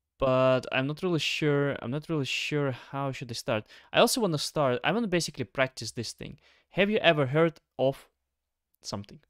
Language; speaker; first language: English; non-native, fluent; Ukrainian